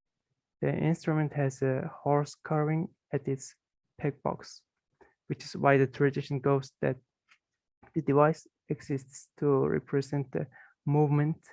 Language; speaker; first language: English; non-native, fluent; Mongolian